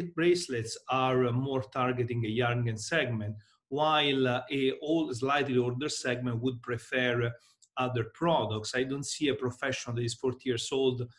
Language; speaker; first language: English; non-native, fluent; Italian